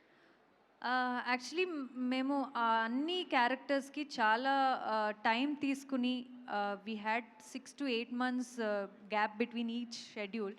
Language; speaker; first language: Telugu; non-native, local second language; Kannada